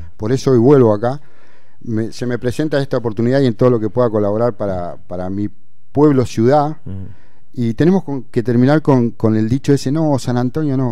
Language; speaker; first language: Spanish; native; Spanish